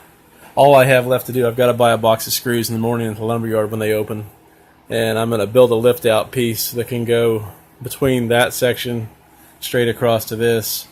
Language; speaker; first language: English; native; English